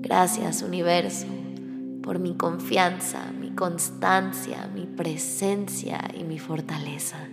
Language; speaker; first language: Spanish; native; Spanish